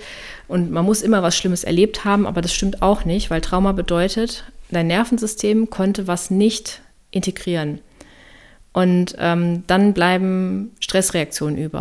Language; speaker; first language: German; native; German